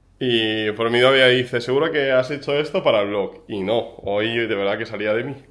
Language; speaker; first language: Spanish; early bilingual, other home language; Ukrainian